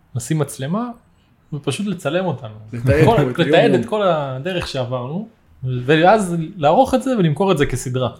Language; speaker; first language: Hebrew; native; Hebrew